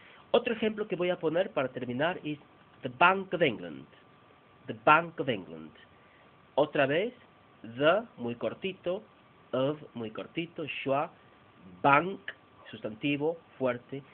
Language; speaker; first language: Spanish; native; Spanish